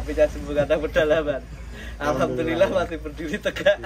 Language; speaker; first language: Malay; non-native, local second language; Javanese